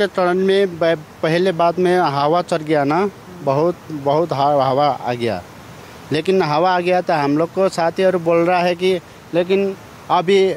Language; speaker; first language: Hindi; non-native, learner; Nepali